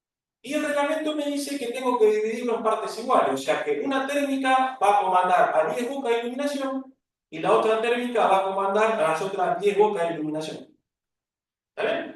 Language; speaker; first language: Spanish; native; Spanish